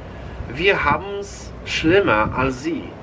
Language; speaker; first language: German; non-native, fluent; Polish